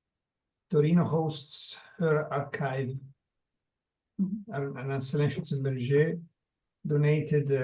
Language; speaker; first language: English; non-native, learner; Italian